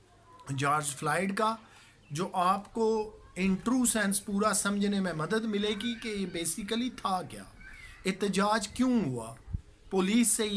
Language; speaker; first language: Urdu; native; Urdu